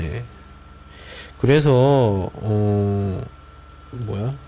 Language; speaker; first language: Korean; native; Korean